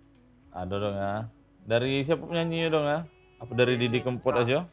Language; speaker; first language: Indonesian; native; Indonesian